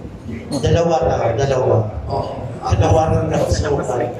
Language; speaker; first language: Filipino; native; Filipino